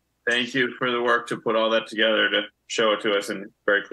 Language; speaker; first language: English; native; English